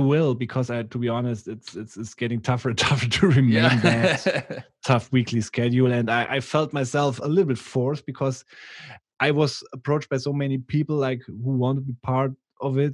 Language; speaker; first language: English; non-native, fluent; German